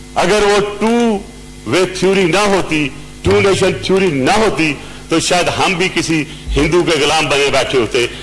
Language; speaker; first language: Urdu; non-native, local second language; Punjabi